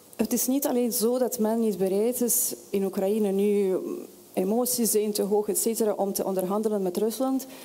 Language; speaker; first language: Dutch; non-native, fluent; Russian